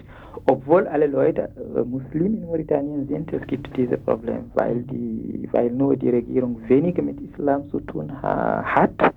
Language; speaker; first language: German; non-native, fluent; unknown